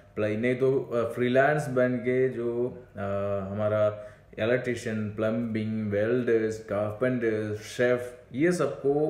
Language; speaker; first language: Hindi; non-native, local second language; Malayalam